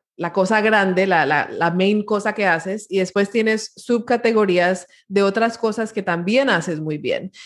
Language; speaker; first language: Spanish; early bilingual, heritage; Spanish